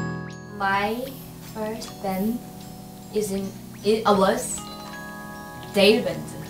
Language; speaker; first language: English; non-native, learner; Korean